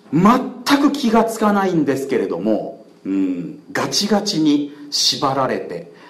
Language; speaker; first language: Japanese; native; Japanese